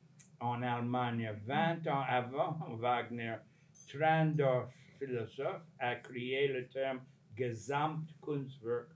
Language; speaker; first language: French; non-native, fluent; English